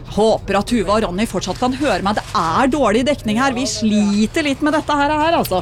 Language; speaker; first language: Norwegian; native; Norwegian